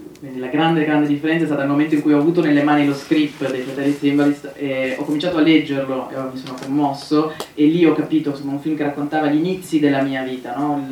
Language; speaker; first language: Italian; native; Italian